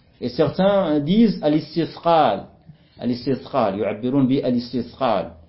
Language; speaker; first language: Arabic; non-native, fluent; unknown